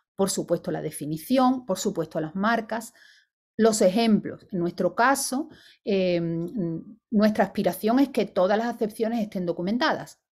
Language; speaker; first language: Spanish; native; Spanish